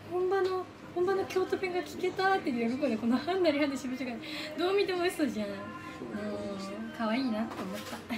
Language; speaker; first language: Japanese; native; Japanese